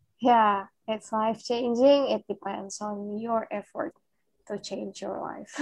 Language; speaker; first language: English; non-native, fluent; Indonesian